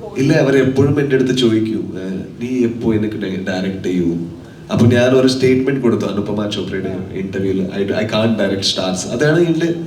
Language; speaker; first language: Malayalam; non-native, local second language; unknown